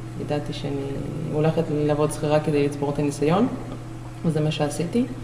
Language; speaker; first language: Hebrew; non-native, fluent; Russian